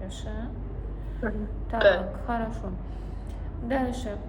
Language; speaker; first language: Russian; non-native, fluent; Azerbaijani